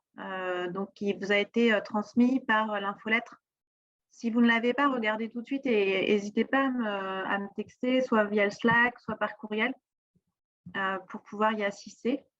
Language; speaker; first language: French; native; French